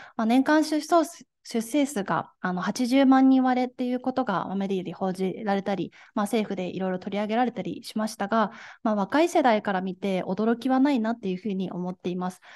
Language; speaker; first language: Japanese; native; Japanese